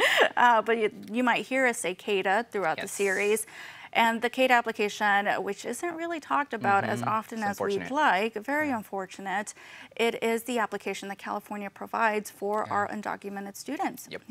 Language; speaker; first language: English; native; English